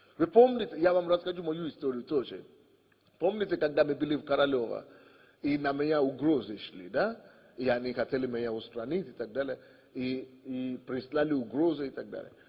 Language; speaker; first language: Russian; non-native, fluent; Yoruba